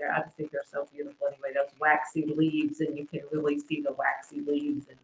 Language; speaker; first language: English; native; English